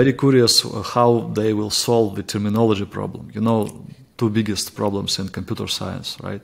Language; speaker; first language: English; non-native, fluent; Russian